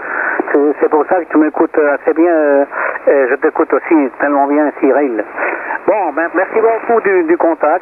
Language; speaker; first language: French; non-native, fluent; Spanish